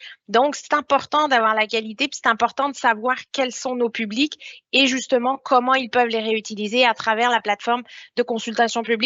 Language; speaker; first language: French; native; French